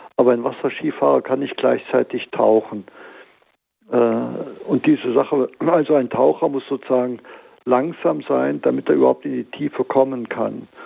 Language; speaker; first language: German; native; German